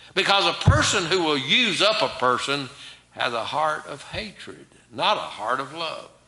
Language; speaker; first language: English; native; English